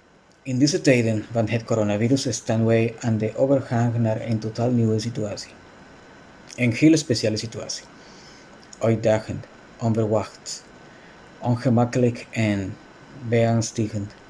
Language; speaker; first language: Dutch; non-native, fluent; Spanish